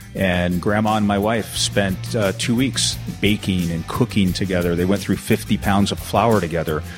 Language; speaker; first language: English; native; English